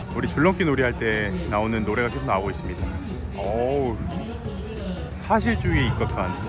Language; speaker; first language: Korean; native; Korean